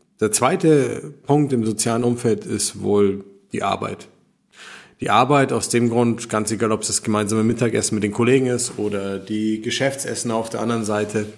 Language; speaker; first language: German; native; German